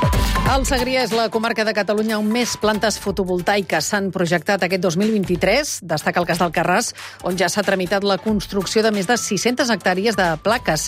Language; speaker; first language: Catalan; native; Catalan